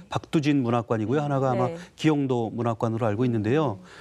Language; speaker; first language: Korean; native; Korean